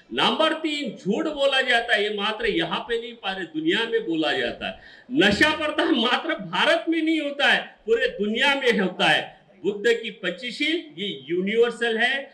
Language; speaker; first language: Hindi; non-native, local second language; Marathi